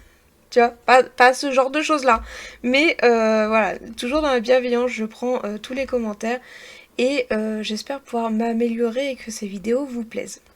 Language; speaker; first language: French; native; French